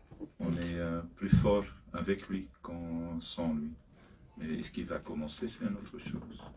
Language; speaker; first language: French; non-native, fluent; Dutch